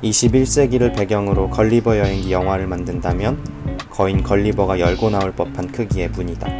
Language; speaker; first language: Korean; native; Korean